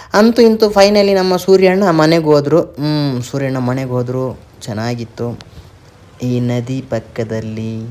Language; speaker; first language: Kannada; non-native, local second language; Tulu